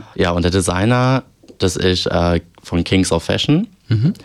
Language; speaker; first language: German; early bilingual, other home language; Albanian